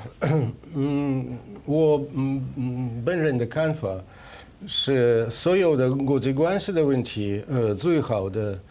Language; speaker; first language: Chinese; non-native, fluent; Russian